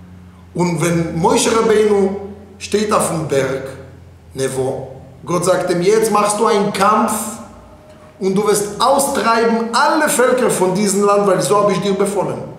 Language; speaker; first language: German; non-native, fluent; Hebrew